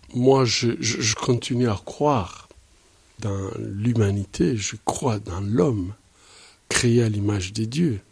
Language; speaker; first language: French; non-native, local second language; Swahili